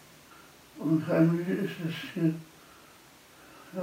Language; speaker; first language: German; non-native, fluent; Polish